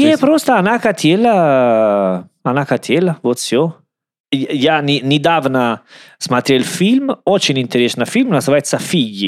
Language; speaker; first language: Russian; non-native, learner; Italian